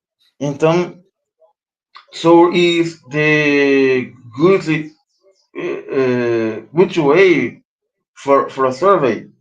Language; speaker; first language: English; non-native, learner; Portuguese